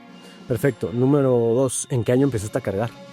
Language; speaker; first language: Spanish; native; Spanish